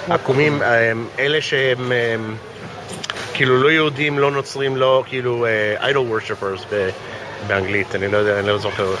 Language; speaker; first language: Hebrew; non-native, fluent; English